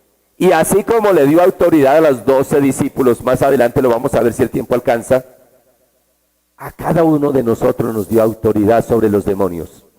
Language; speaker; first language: Spanish; native; Spanish